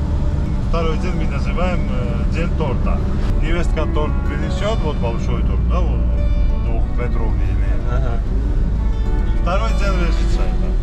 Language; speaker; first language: Russian; non-native, fluent; Georgian